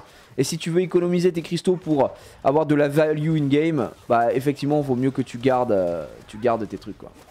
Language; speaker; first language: French; native; French